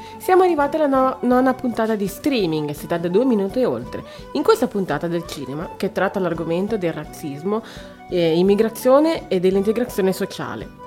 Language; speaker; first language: Italian; native; Italian